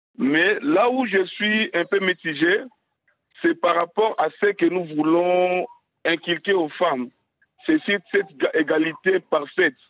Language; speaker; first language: French; non-native, local second language; Lingala